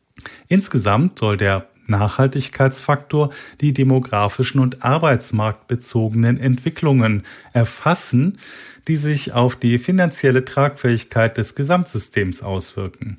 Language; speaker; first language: German; native; German